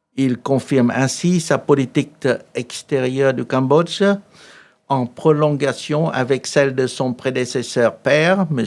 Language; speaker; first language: French; non-native, fluent; Khmer